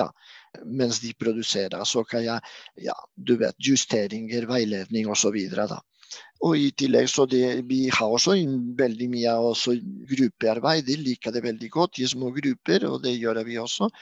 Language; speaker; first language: Norwegian; non-native, fluent; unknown